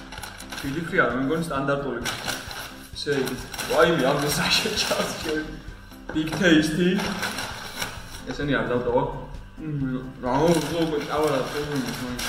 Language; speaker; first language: Georgian; native; Georgian